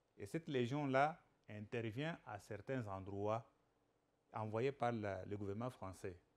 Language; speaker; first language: French; non-native, local second language; Lingala